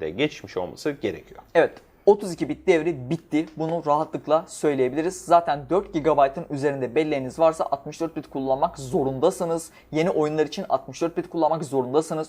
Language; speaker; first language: Turkish; native; Turkish